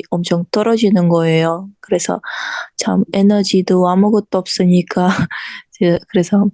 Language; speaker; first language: Korean; non-native, fluent; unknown